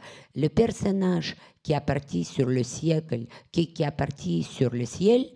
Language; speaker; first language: French; non-native, fluent; Russian